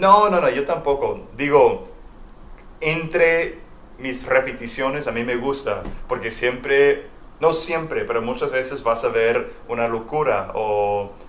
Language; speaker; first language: Spanish; non-native, fluent; English